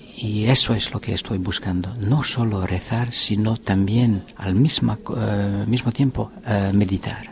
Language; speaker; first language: Spanish; non-native, fluent; French